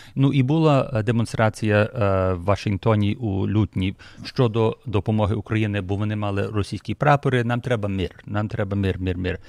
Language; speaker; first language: Ukrainian; early bilingual, heritage; Ukrainian